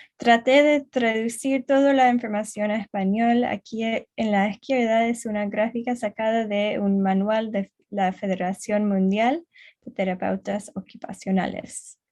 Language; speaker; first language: Spanish; non-native, learner; English